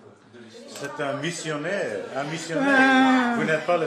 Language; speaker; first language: French; non-native, fluent; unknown